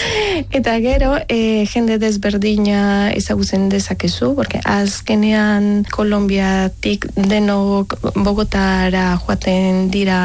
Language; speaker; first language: Basque; non-native, fluent; Spanish